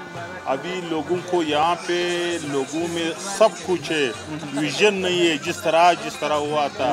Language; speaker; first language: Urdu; non-native, local second language; Pashto